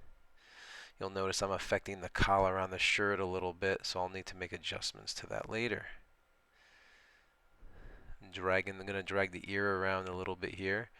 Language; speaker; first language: English; native; English